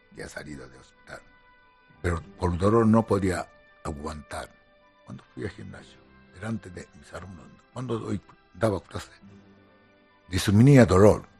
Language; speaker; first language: Spanish; non-native, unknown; Japanese